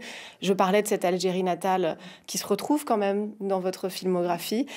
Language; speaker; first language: French; native; French